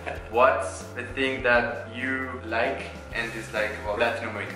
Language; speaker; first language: English; non-native, fluent; Spanish